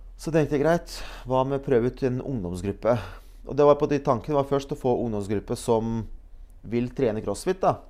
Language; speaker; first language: Norwegian; early bilingual, other home language; Bosnian